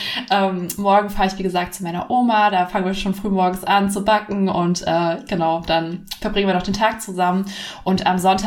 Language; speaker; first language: German; native; German